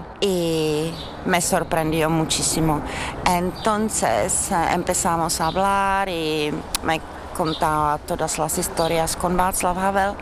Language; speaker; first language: Spanish; non-native, fluent; Czech